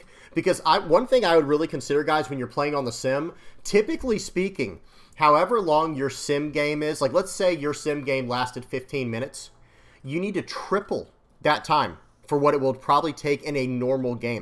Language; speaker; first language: English; native; English